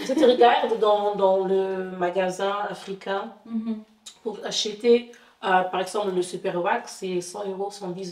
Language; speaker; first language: French; non-native, fluent; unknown